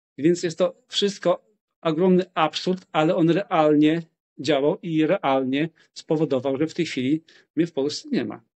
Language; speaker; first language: Polish; native; Polish